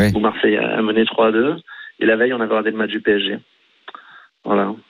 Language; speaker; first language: French; native; French